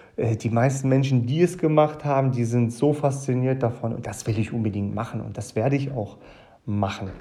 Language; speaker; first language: German; early bilingual, other home language; Russian